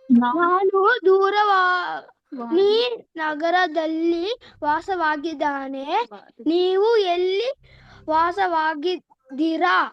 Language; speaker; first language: Kannada; non-native, learner; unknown